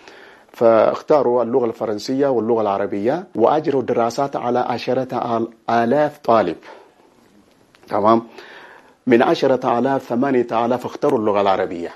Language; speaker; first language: Arabic; non-native, fluent; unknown